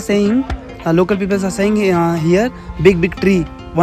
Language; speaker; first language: English; non-native, local second language; Hindi